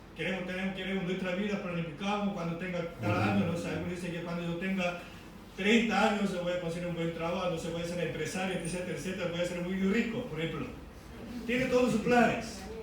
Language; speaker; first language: Spanish; non-native, fluent; Korean